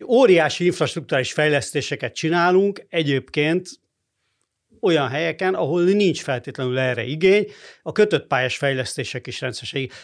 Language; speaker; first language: Hungarian; native; Hungarian